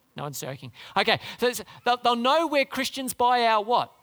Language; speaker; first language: English; native; English